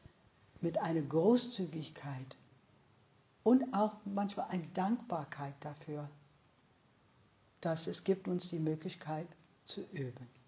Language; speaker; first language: German; non-native, fluent; English